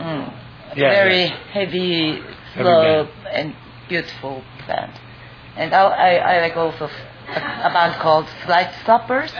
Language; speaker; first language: English; non-native, fluent; Japanese